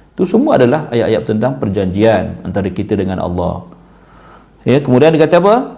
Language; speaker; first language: Malay; native; Malay